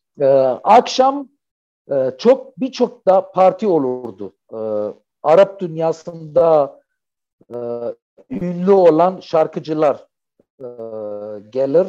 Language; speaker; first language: Turkish; non-native, fluent; Arabic